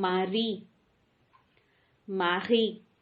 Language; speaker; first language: French; non-native, fluent; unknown